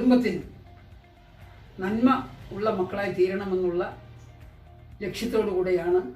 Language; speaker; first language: Malayalam; native; Malayalam